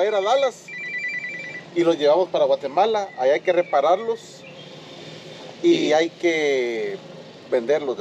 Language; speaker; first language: Spanish; native; Spanish